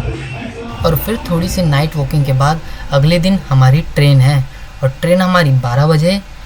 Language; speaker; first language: Hindi; native; Hindi